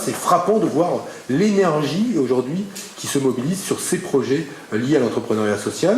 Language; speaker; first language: French; native; French